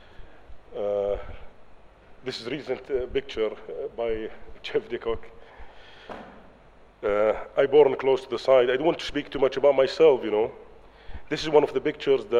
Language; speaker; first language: English; non-native, learner; Arabic